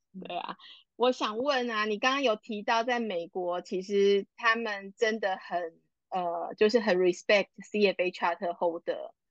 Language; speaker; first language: Chinese; native; Chinese